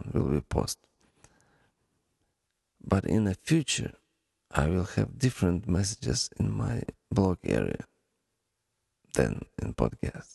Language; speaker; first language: English; non-native, fluent; Ukrainian